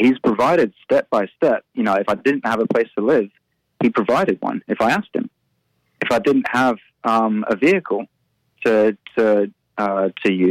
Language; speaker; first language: English; native; English